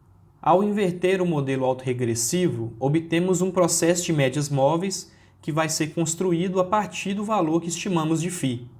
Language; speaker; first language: Portuguese; native; Portuguese